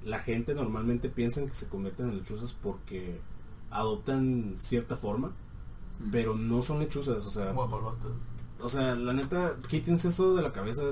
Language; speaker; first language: Spanish; native; Spanish